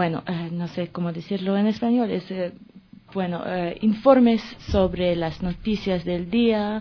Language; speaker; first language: Spanish; non-native, fluent; French